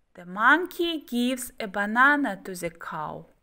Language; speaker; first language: English; non-native, fluent; Kazakh